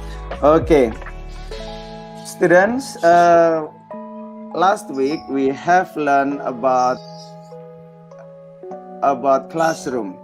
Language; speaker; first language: English; non-native, fluent; Indonesian